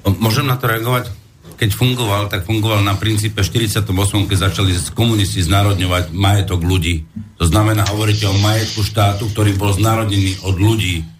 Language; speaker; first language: Slovak; non-native, fluent; Arabic